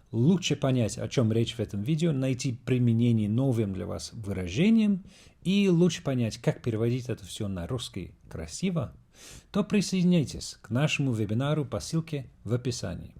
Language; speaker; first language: Russian; non-native, fluent; English